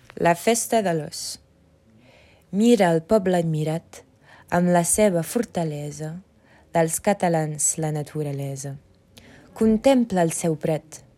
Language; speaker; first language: Catalan; non-native, local second language; French